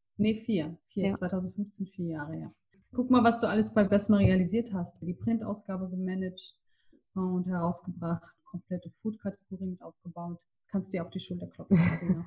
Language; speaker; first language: German; early bilingual, other home language; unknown